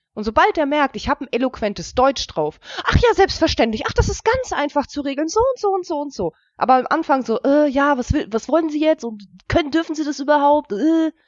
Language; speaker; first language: German; early bilingual, other home language; Russian